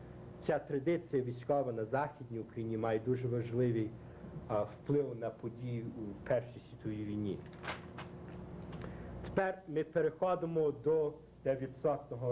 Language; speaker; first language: Ukrainian; early bilingual, heritage; Ukrainian